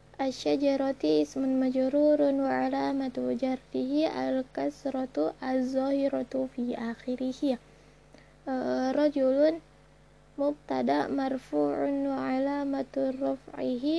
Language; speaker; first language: Arabic; non-native, learner; Indonesian